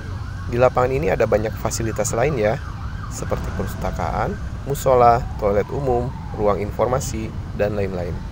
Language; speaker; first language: Indonesian; native; Indonesian